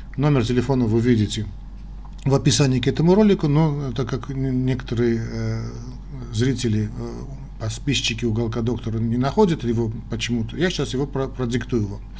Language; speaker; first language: Russian; non-native, local second language; Armenian